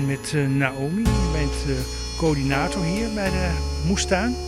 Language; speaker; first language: Dutch; native; Dutch